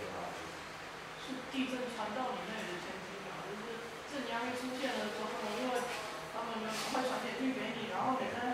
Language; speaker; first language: Chinese; native; Chinese